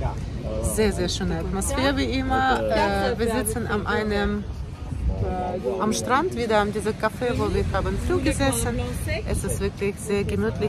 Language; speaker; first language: German; non-native, fluent; Russian